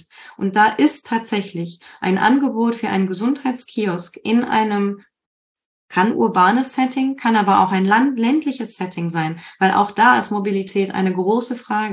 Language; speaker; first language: German; native; German